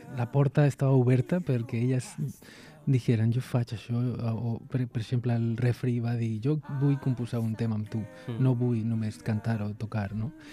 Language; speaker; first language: Catalan; non-native, local second language; Spanish